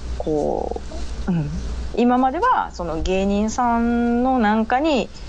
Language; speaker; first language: Japanese; native; Japanese